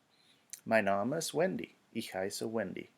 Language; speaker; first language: German; non-native, fluent; English